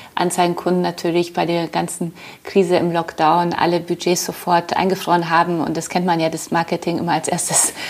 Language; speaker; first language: German; early bilingual, other home language; Polish